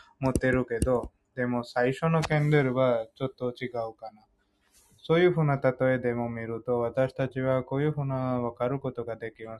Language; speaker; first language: Japanese; non-native, fluent; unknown